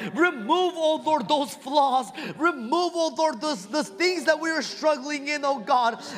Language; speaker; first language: English; non-native, fluent; Spanish